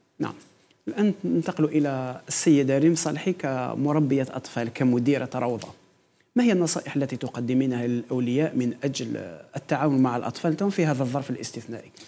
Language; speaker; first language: Arabic; non-native, local second language; Kabyle